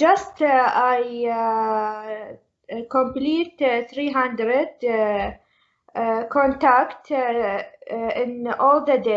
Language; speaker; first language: English; non-native, learner; Arabic